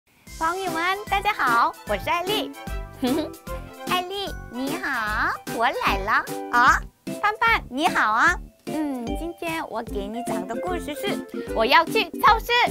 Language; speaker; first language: Chinese; non-native, fluent; Korean